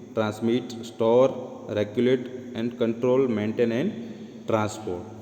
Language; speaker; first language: English; non-native, local second language; Gujarati